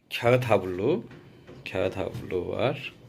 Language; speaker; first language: Turkish; non-native, learner; Korean